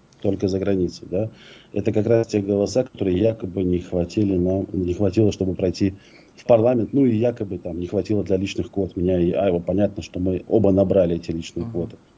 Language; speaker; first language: Russian; native; Russian